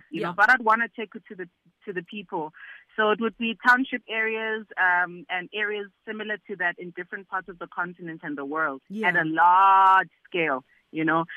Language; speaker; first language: English; non-native, local second language; Zulu